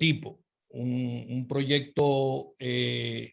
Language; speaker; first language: Spanish; native; Spanish